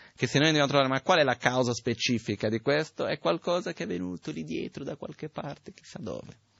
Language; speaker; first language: Italian; non-native, fluent; Portuguese